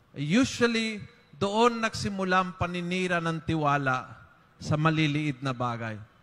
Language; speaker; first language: Filipino; non-native, fluent; Spanish